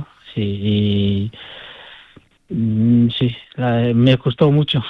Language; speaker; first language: Spanish; non-native, fluent; Chinese